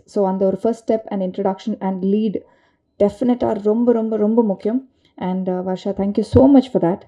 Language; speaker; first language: Tamil; non-native, learner; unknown